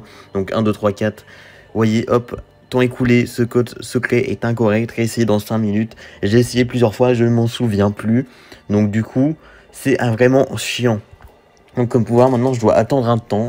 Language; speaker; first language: French; native; French